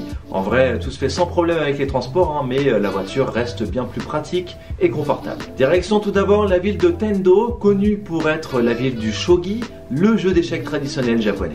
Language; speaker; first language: French; native; French